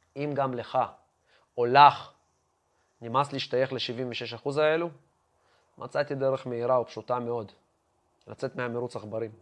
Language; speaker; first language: Hebrew; non-native, fluent; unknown